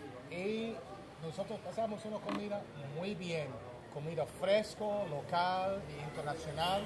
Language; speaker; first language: Spanish; non-native, learner; English